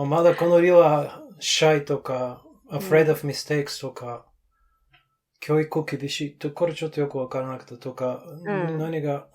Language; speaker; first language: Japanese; non-native, learner; English